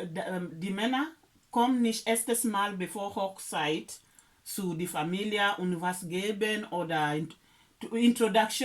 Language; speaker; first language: German; non-native, learner; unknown